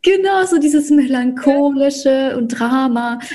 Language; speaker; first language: German; early bilingual, other home language; Russian